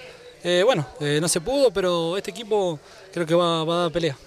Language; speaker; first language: Spanish; native; Spanish